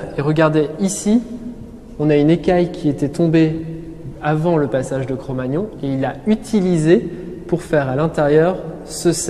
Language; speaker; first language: French; native; French